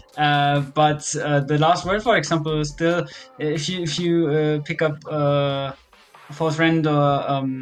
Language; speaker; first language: English; non-native, fluent; German